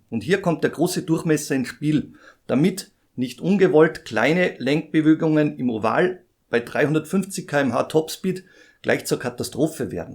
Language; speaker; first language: German; native; German